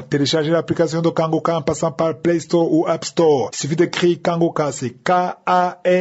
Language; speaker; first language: French; non-native, local second language; Rundi